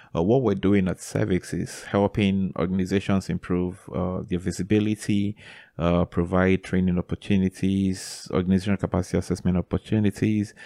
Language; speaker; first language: English; non-native, local second language; Igbo